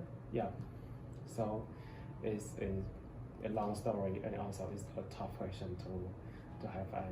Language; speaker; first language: English; non-native, learner; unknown